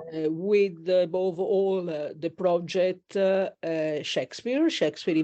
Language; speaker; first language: English; non-native, learner; Italian